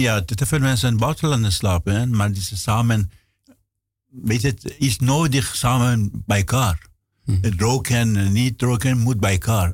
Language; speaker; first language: Dutch; non-native, learner; Persian